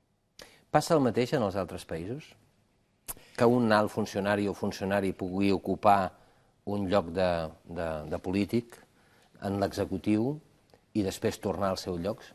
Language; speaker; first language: Catalan; native; Catalan